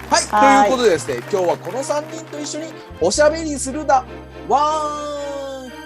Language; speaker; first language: Japanese; native; Japanese